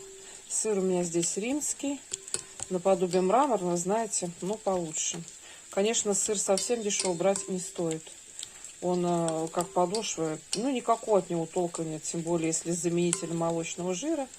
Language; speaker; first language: Russian; native; Russian